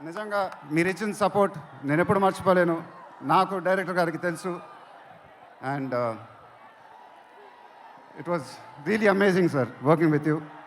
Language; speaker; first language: Telugu; native; Telugu